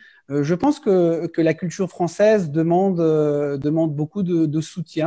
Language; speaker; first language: French; early bilingual, heritage; French